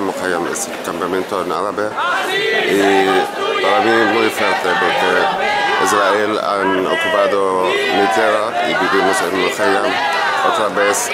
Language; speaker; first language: Spanish; non-native, learner; Arabic